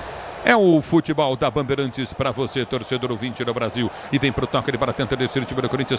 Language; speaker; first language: Portuguese; native; Portuguese